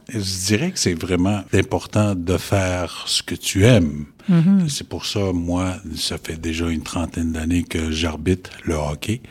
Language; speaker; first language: French; non-native, local second language; Innu-aimun